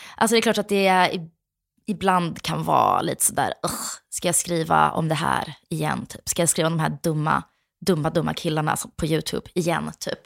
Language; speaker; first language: Swedish; early bilingual, other home language; Bosnian